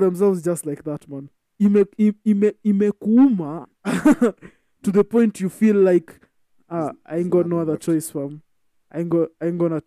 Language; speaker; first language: English; non-native, local second language; Swahili